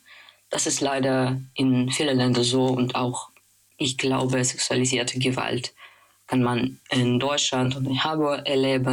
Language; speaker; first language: German; non-native, fluent; Russian